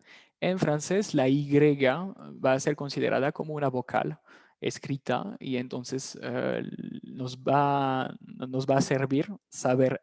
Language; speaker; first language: Spanish; non-native, fluent; French